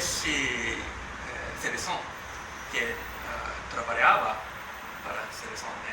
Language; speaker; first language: Portuguese; non-native, learner; Japanese